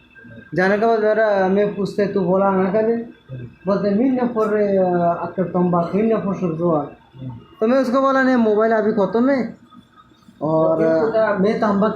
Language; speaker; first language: Hindi; non-native, learner; Bangla